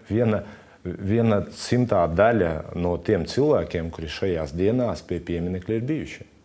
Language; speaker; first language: Latvian; native; Latvian